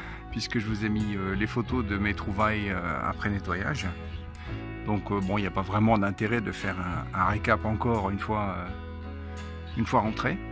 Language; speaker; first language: French; native; French